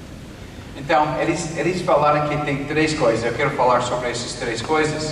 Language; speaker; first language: Portuguese; non-native, fluent; English